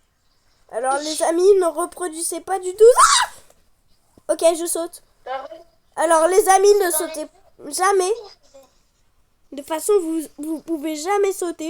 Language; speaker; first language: French; native; French